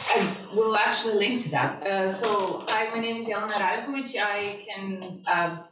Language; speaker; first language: English; non-native, fluent; Serbian